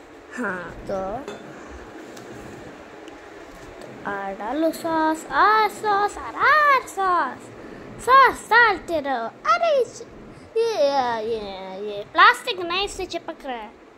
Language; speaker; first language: Hindi; native; Hindi